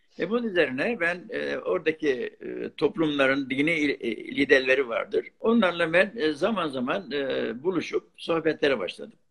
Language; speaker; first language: Turkish; non-native, local second language; Arabic